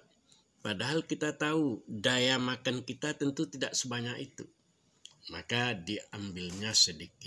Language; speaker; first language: Indonesian; non-native, local second language; Minangkabau